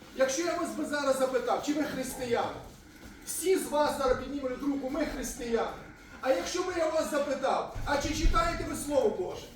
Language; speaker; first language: Ukrainian; native; Ukrainian